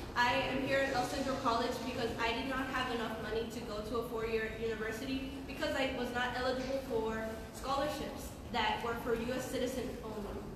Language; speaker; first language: English; early bilingual, other home language; Spanish